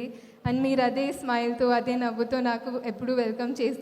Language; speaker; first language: Telugu; non-native, fluent; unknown